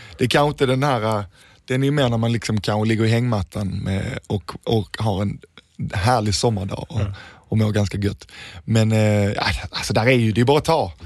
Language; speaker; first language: Swedish; early bilingual, other home language; Danish